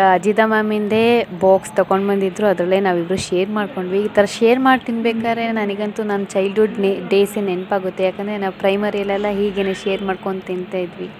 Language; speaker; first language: Kannada; non-native, local second language; Malayalam